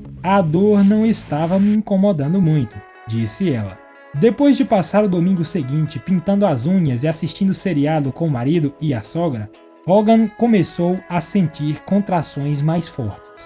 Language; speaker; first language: Portuguese; native; Portuguese